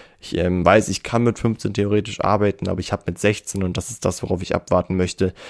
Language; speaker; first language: German; native; German